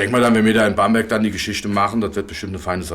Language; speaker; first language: German; native; German